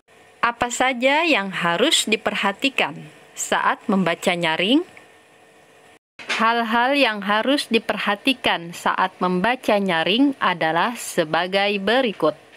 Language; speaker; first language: Indonesian; native; Indonesian